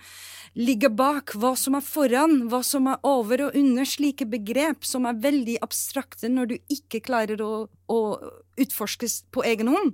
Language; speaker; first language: Norwegian; non-native, fluent; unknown